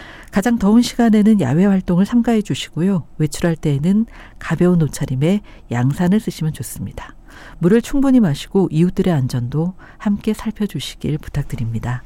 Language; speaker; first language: Korean; native; Korean